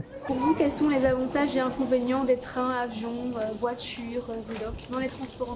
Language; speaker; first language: French; native; French